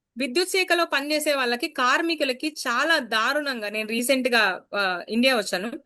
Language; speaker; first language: Telugu; native; Telugu